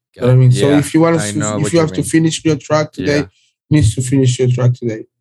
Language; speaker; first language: English; early bilingual, other home language; Portuguese